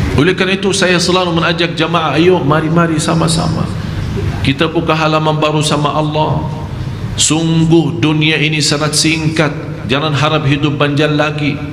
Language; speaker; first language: Malay; non-native, fluent; Arabic